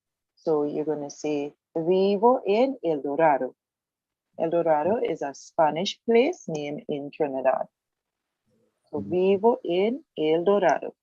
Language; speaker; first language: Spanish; non-native, fluent; English